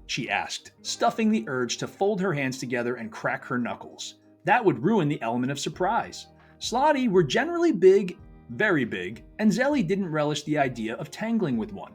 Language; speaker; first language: English; native; English